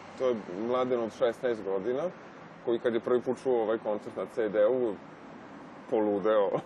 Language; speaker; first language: Serbian; native; Serbian